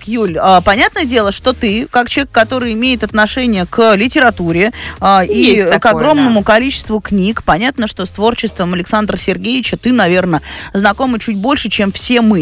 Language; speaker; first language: Russian; native; Russian